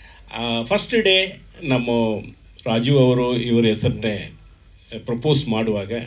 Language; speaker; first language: Kannada; non-native, learner; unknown